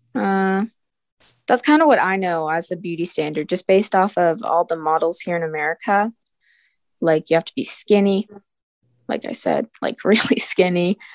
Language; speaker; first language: English; early bilingual, other home language; Filipino